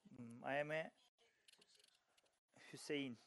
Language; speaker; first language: English; non-native, learner; Turkish